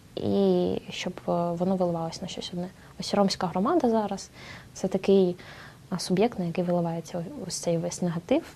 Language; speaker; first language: Ukrainian; non-native, local second language; Romany